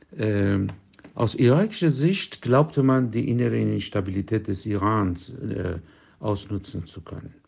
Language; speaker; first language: German; non-native, fluent; Persian